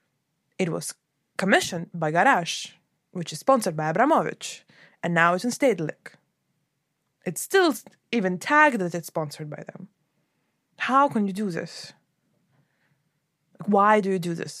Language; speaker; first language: English; non-native, fluent; Ukrainian